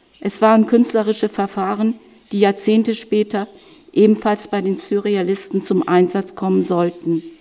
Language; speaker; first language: German; native; German